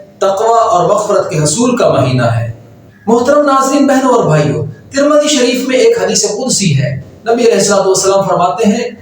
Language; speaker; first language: Urdu; native; Urdu